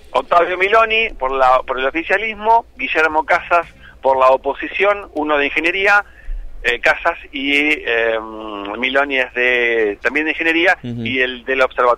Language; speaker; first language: Spanish; native; Spanish